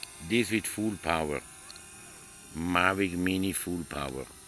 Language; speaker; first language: English; non-native, learner; Italian